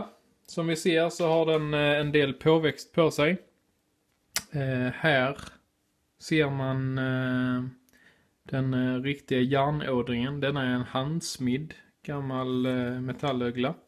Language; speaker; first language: Swedish; native; Swedish